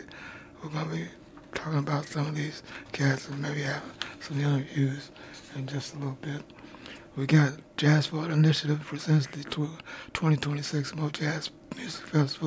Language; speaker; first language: English; native; English